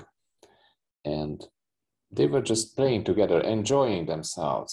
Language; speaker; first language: English; non-native, fluent; Hungarian